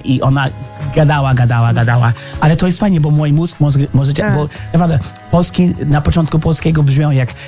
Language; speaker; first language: Polish; non-native, fluent; English